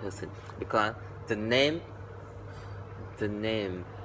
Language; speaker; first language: English; non-native, learner; Vietnamese